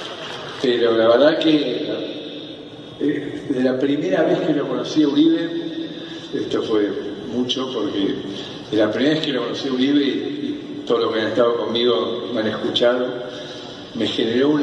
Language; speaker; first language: Spanish; native; Spanish